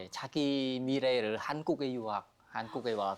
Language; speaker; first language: Korean; non-native, learner; Khmer